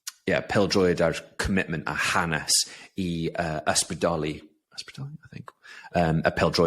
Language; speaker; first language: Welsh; non-native, local second language; English